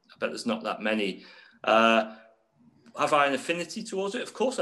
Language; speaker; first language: English; native; English